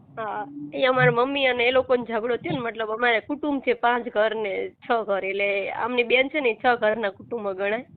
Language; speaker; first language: Gujarati; native; Gujarati